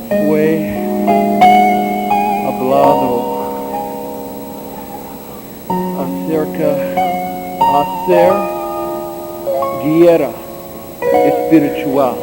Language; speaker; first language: Spanish; non-native, learner; English